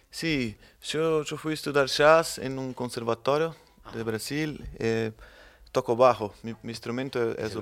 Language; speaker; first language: Spanish; non-native, fluent; Portuguese